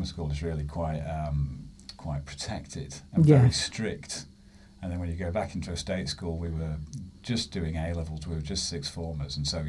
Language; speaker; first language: English; native; English